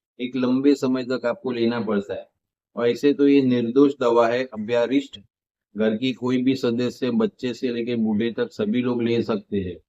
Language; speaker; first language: Hindi; non-native, local second language; Gujarati